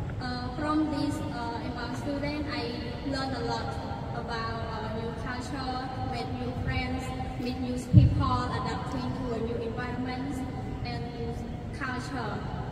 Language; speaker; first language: English; non-native, learner; Khmer